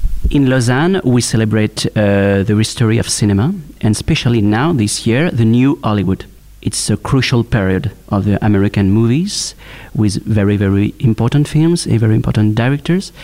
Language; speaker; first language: English; non-native, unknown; French